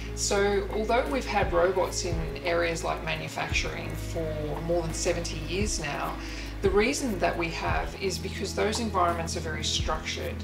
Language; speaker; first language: English; native; English